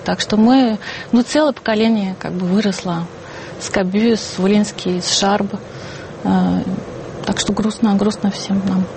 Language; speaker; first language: Russian; non-native, fluent; French